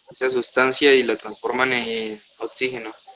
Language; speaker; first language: Spanish; native; Spanish